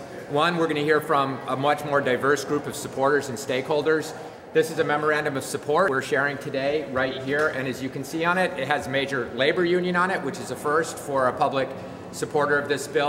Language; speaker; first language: English; native; English